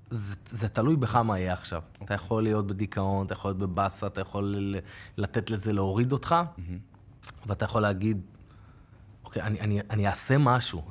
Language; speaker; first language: Hebrew; native; Hebrew